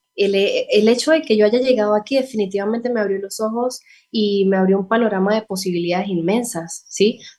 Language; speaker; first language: Spanish; native; Spanish